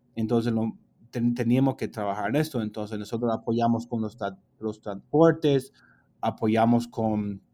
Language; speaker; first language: Spanish; non-native, fluent; English